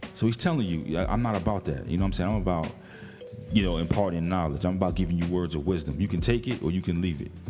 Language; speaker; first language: English; native; English